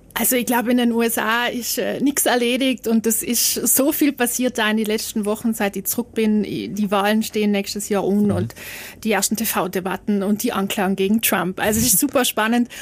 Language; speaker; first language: German; native; German